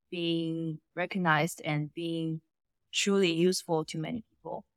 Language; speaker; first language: English; non-native, fluent; Chinese